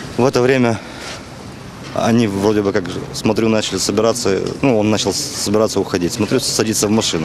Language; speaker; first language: Russian; native; Russian